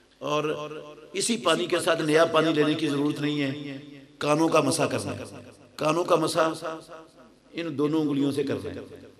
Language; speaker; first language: Urdu; non-native, local second language; Punjabi